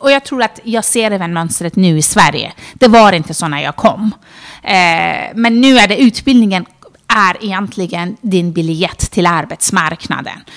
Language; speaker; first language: Swedish; non-native, fluent; Persian